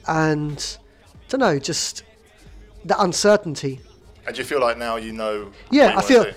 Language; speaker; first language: English; native; English